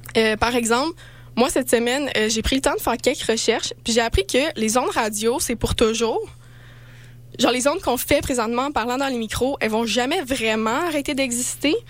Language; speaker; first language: French; native; French